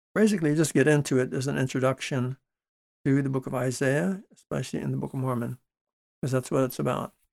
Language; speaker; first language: English; early bilingual, other home language; Dutch